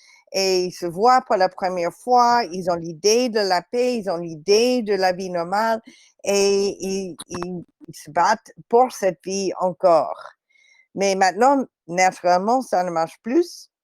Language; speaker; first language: French; non-native, fluent; English